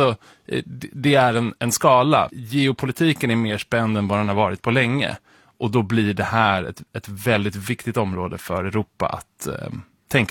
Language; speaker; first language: Swedish; native; Swedish